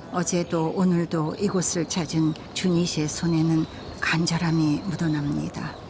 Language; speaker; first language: Korean; native; Korean